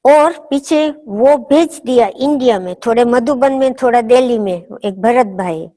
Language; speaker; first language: Hindi; non-native, fluent; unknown